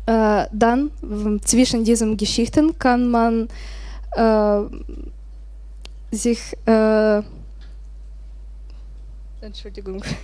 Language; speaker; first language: German; non-native, learner; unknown